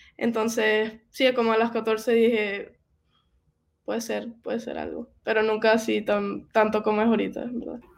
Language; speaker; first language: Spanish; early bilingual, heritage; Spanish